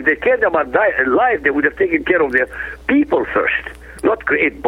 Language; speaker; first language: English; non-native, fluent; Arabic